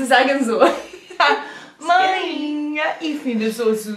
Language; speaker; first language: German; non-native, learner; Portuguese